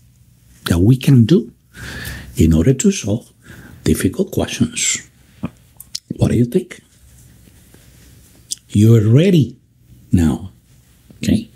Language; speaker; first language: English; non-native, fluent; Spanish